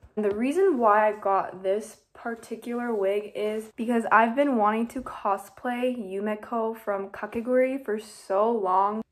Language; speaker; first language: English; native; English